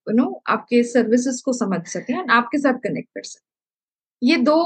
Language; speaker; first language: Hindi; non-native, local second language; Malayalam